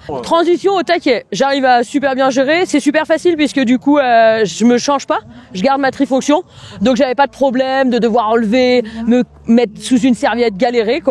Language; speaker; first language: French; native; French